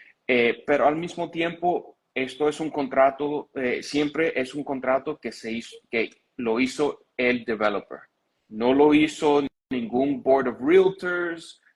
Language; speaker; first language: Spanish; early bilingual, heritage; Spanish